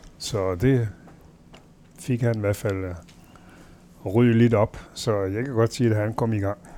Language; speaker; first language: Danish; non-native, fluent; French